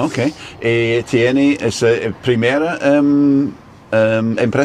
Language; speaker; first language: Spanish; non-native, learner; English